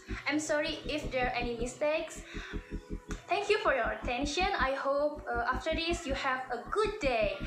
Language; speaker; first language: English; non-native, fluent; Indonesian